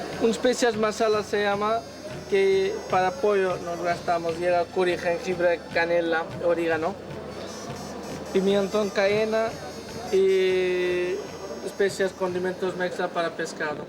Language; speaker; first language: Spanish; non-native, learner; Turkish